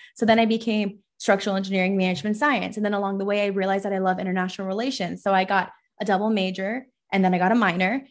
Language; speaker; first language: English; early bilingual, other home language; Persian